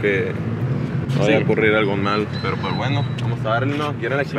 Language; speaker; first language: Spanish; native; Spanish